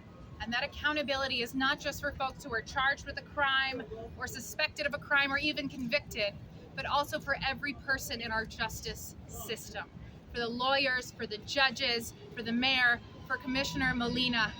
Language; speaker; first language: English; native; English